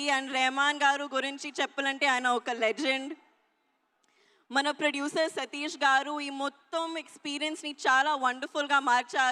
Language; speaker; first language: Telugu; non-native, learner; Hindi